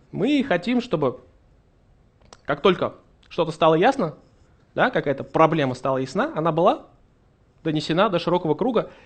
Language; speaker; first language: Russian; native; Russian